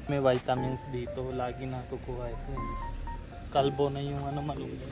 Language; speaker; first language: Filipino; non-native, learner; Punjabi